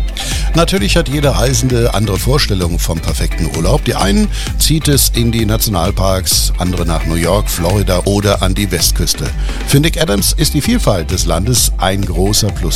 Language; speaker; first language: German; native; German